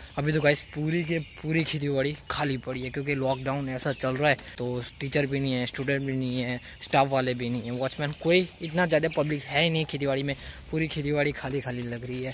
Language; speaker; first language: Hindi; non-native, local second language; Gujarati